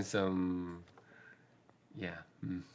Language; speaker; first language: English; non-native, learner; Korean